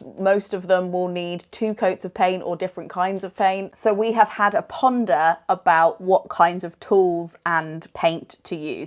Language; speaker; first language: English; native; English